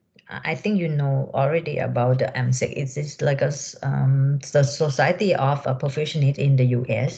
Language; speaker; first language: English; non-native, fluent; Thai